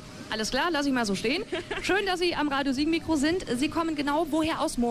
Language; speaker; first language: German; native; German